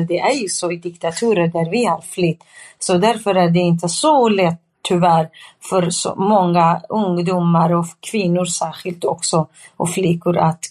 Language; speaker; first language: Swedish; non-native, fluent; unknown